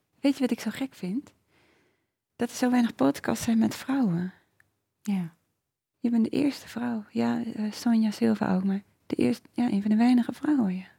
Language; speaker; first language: Dutch; native; Dutch